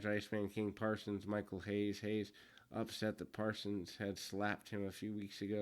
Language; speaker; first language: English; native; English